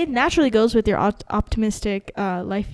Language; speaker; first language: English; native; English